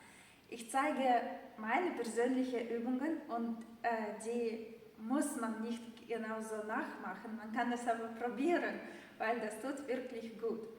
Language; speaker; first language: German; non-native, fluent; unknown